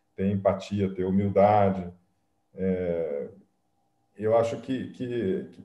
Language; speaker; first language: Portuguese; native; Portuguese